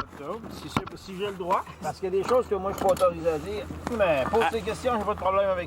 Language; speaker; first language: French; native; French